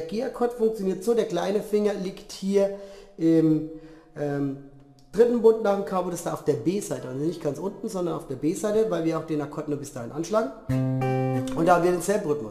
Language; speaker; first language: German; native; German